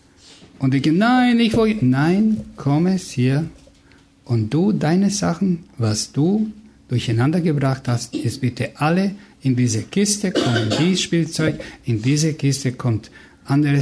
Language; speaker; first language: German; non-native, fluent; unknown